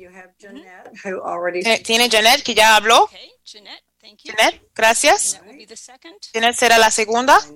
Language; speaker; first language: Spanish; non-native, fluent; English